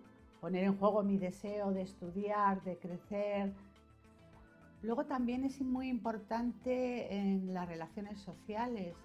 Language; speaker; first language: Spanish; native; Spanish